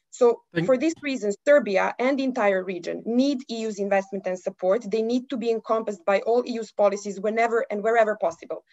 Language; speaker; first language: English; non-native, fluent; Serbian